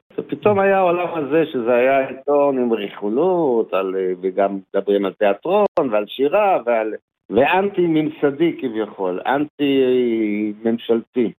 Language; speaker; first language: Hebrew; native; Hebrew